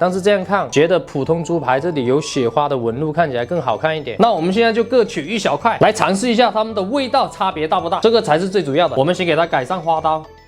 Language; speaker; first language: Chinese; native; Chinese